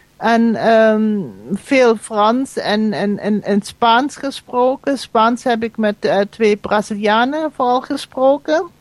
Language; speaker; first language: Dutch; non-native, fluent; German